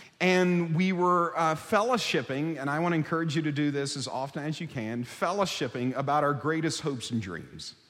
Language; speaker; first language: English; native; English